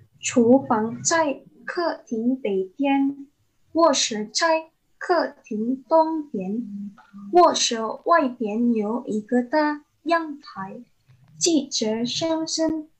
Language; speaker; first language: Chinese; non-native, learner; Indonesian